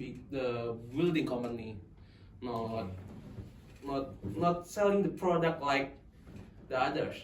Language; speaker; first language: English; non-native, local second language; Indonesian